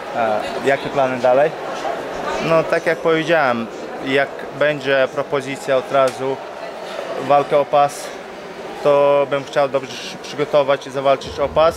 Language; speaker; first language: Polish; non-native, fluent; Chechen